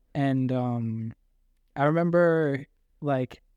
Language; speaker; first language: English; native; English